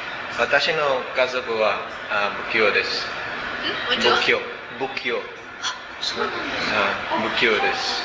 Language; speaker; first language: Japanese; non-native, learner; Cebuano